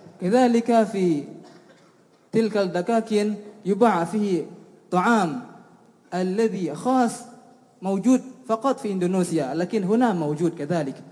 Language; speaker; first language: Arabic; non-native, learner; Indonesian